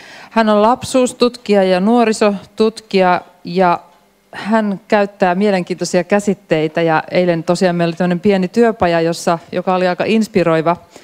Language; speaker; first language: Finnish; native; Finnish